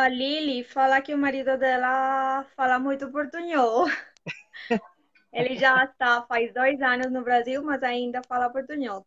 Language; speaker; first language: Portuguese; non-native, fluent; Spanish